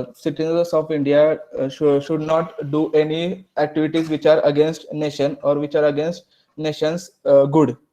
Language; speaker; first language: English; non-native, local second language; Marathi